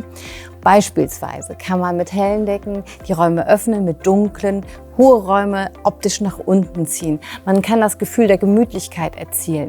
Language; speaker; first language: German; native; German